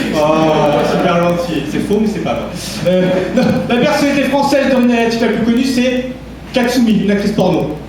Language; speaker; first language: French; early bilingual, other home language; Vietnamese